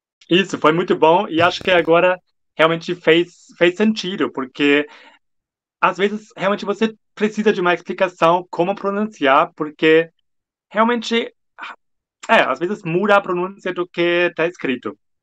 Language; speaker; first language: Portuguese; non-native, fluent; German